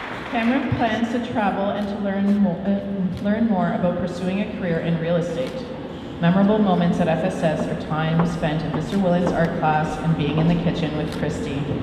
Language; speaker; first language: English; native; English